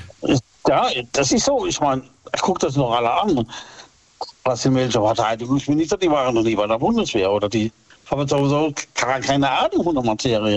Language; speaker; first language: German; native; German